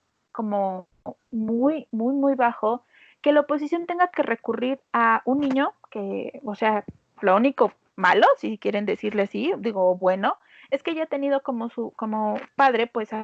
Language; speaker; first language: Spanish; native; Spanish